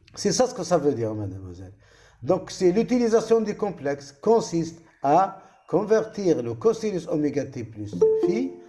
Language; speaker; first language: French; non-native, local second language; Arabic